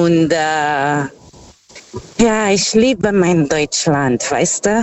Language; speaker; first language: German; non-native, fluent; Portuguese